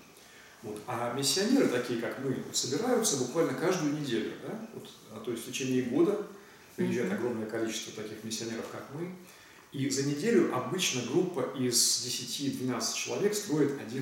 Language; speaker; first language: Russian; native; Russian